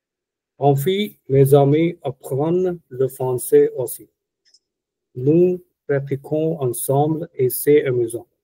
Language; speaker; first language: French; non-native, learner; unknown